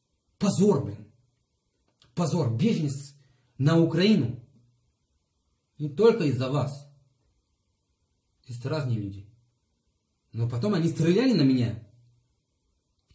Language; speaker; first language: Russian; non-native, learner; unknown